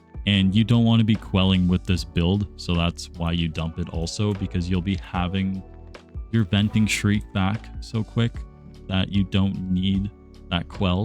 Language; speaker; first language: English; native; English